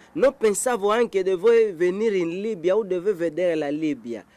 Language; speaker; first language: Italian; non-native, learner; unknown